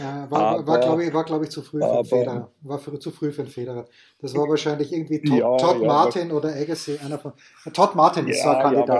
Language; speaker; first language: German; native; German